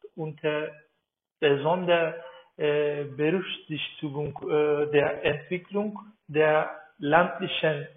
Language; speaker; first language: German; non-native, fluent; Turkish